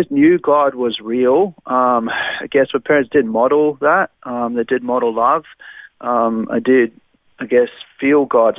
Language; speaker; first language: English; native; English